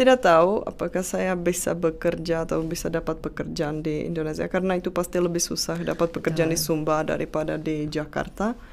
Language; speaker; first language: Indonesian; non-native, fluent; Czech